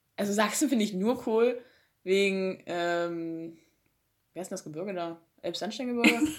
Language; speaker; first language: German; native; German